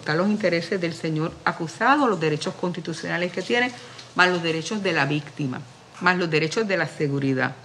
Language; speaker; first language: Spanish; native; Spanish